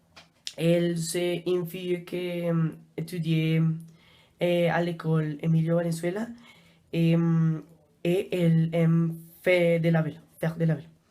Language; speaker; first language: French; non-native, learner; Spanish